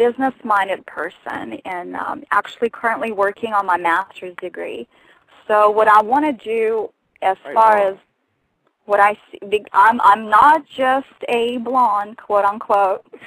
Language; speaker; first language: English; non-native, fluent; Russian